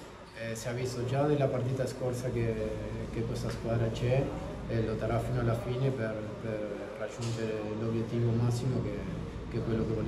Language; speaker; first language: Italian; non-native, fluent; Spanish